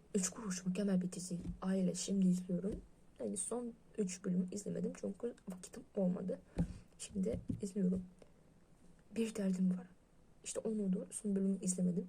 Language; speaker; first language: Turkish; non-native, learner; Russian